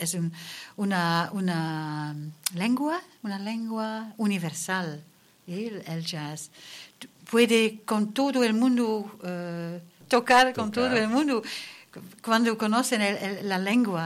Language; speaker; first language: Spanish; non-native, learner; Dutch